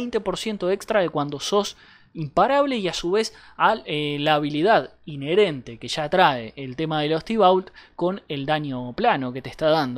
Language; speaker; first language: Spanish; native; Spanish